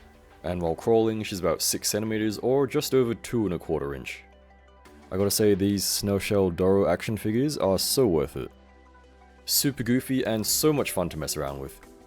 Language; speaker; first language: English; native; English